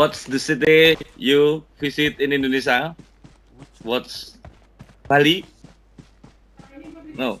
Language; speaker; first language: English; non-native, learner; Javanese